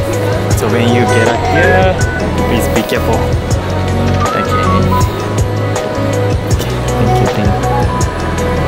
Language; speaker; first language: English; non-native, learner; Japanese